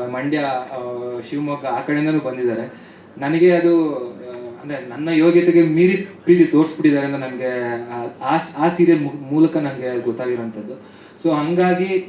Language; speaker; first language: Kannada; native; Kannada